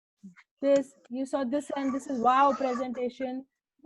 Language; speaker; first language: English; non-native, local second language; Hindi